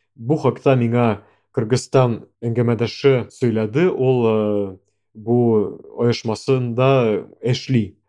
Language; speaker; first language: Tatar; non-native, local second language; Russian